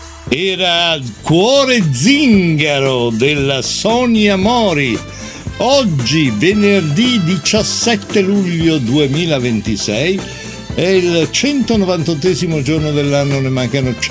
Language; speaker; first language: Italian; native; Italian